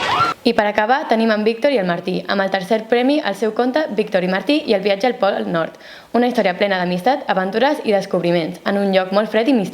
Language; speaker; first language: Catalan; native; Catalan